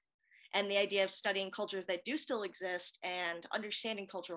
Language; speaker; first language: English; native; English